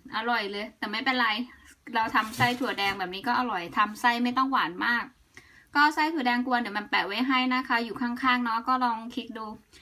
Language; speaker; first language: Thai; native; Thai